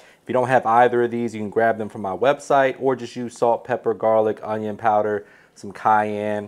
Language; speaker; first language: English; native; English